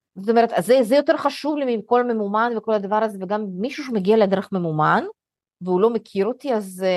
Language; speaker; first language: Hebrew; early bilingual, other home language; Russian